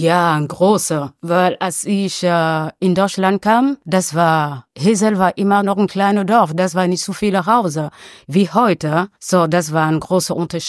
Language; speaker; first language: German; non-native, learner; French